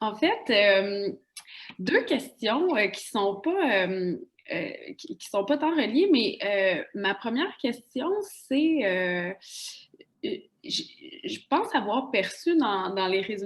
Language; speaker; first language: French; native; French